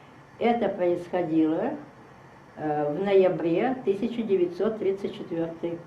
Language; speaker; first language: Russian; native; Russian